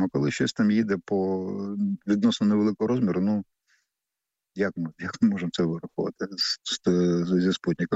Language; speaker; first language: Ukrainian; native; Ukrainian